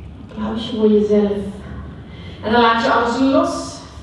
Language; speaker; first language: Dutch; native; Dutch